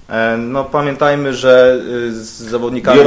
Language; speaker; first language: Polish; native; Polish